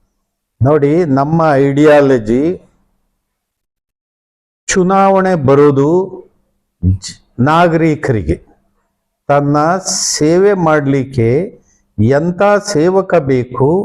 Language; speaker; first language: Kannada; native; Kannada